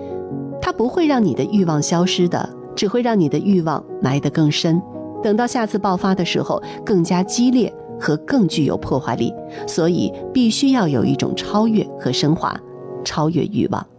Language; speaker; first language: Chinese; native; Chinese